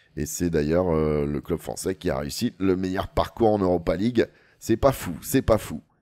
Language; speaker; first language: French; native; French